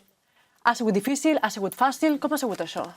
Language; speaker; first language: Catalan; native; Catalan